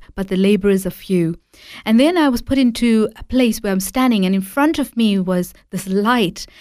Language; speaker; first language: English; native; English